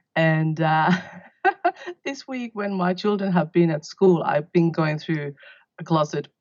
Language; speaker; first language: English; non-native, fluent; Finnish